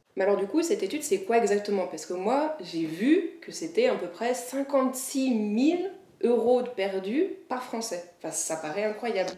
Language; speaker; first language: French; native; French